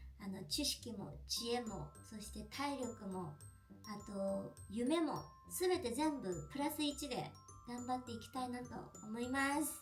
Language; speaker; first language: Japanese; native; Japanese